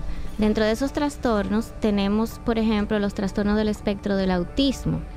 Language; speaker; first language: Spanish; native; Spanish